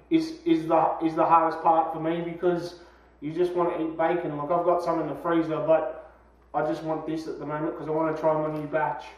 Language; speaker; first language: English; native; English